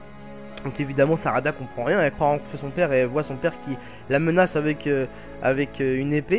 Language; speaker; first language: French; native; French